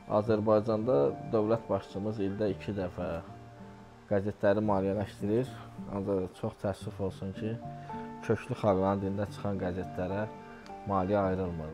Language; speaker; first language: Azerbaijani; non-native, local second language; Talysh